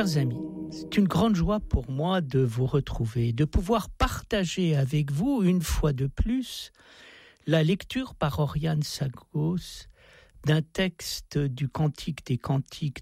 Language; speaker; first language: French; native; French